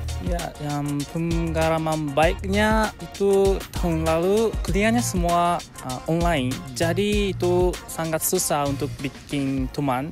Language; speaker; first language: Indonesian; non-native, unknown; Japanese